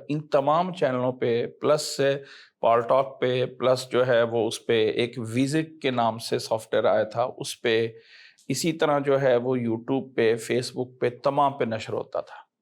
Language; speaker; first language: Urdu; native; Urdu